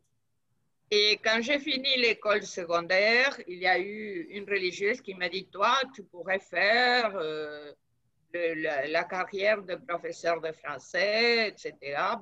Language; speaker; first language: French; non-native, fluent; Spanish